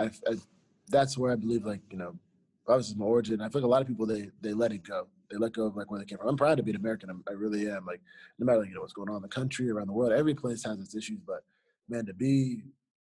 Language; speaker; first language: English; native; English